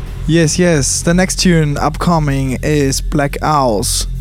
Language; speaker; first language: English; non-native, fluent; German